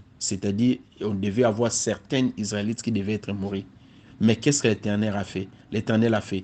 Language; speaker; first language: French; non-native, local second language; Lingala